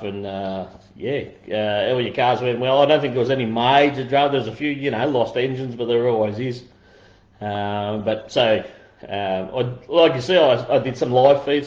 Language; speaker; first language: English; native; English